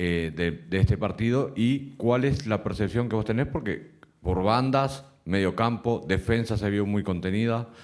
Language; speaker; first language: Spanish; native; Spanish